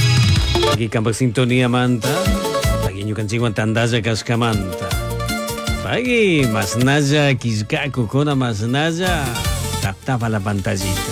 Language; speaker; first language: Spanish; non-native, local second language; Quechua